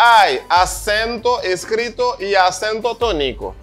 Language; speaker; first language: Spanish; non-native, fluent; Haitian Creole